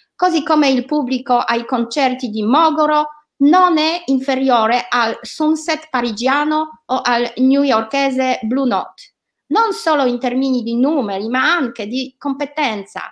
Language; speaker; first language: Italian; non-native, learner; Polish